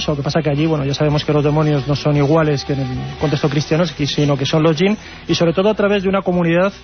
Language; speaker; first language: Spanish; native; Spanish